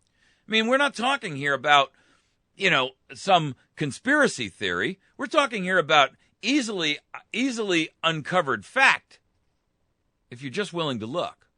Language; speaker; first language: English; native; English